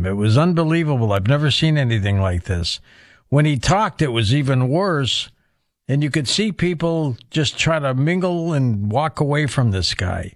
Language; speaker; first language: English; native; English